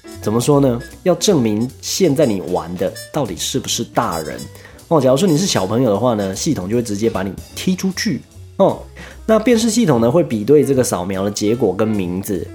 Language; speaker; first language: Chinese; native; Chinese